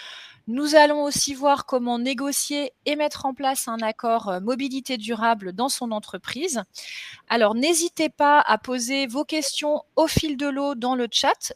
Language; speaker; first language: French; native; French